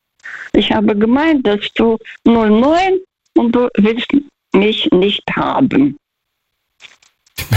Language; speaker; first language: German; non-native, fluent; Russian